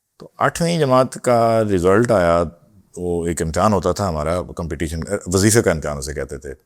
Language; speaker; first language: Urdu; non-native, local second language; Punjabi